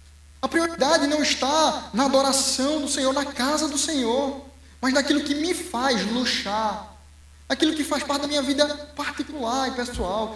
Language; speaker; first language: Portuguese; native; Portuguese